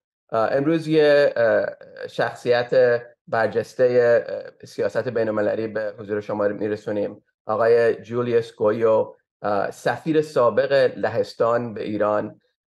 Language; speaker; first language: Persian; early bilingual, heritage; Persian